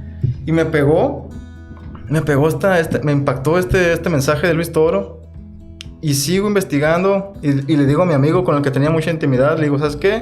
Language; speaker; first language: Spanish; native; Spanish